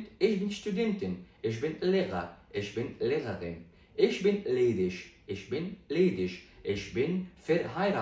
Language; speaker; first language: German; non-native, fluent; Pashto